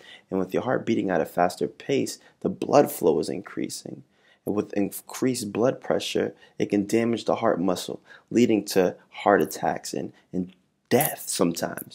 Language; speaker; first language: English; native; English